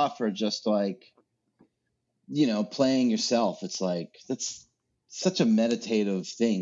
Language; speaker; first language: English; native; English